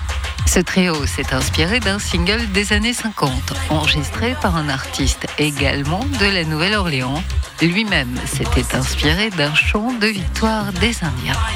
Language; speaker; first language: French; native; French